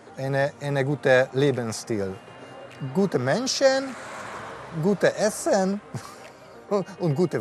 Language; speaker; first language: German; non-native, learner; Hungarian